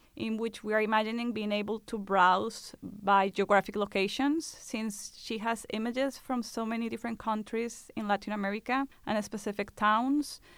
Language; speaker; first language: English; non-native, fluent; Spanish